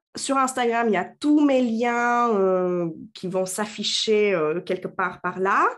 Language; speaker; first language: French; non-native, fluent; Romanian